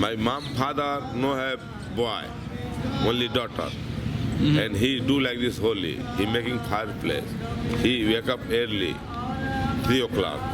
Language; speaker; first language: English; non-native, learner; Hindi